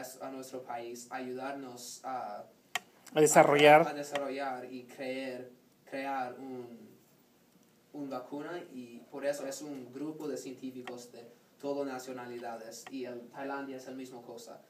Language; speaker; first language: Spanish; non-native, learner; English